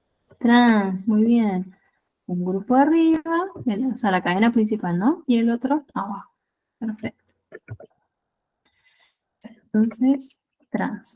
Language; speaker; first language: Spanish; native; Spanish